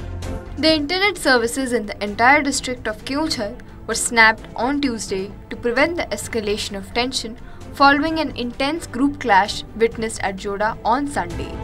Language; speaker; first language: English; non-native, local second language; Odia